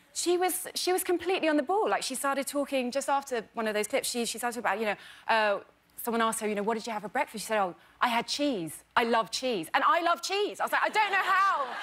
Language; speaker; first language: English; native; English